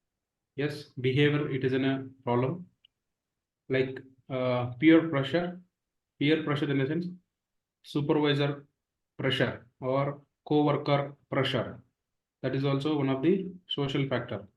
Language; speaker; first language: English; non-native, local second language; Telugu